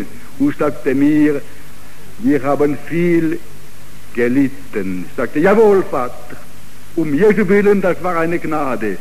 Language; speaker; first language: German; non-native, fluent; Italian